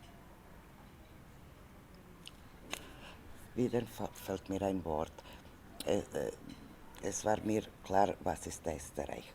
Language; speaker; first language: German; non-native, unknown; Serbian